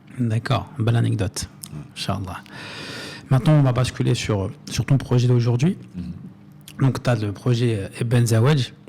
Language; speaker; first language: French; native; French